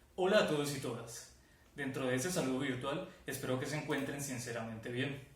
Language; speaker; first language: Spanish; native; Spanish